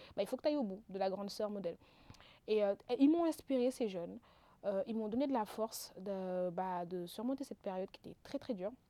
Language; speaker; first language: French; non-native, local second language; Wolof